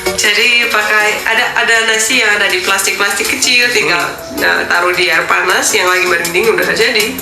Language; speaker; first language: Indonesian; non-native, fluent; Russian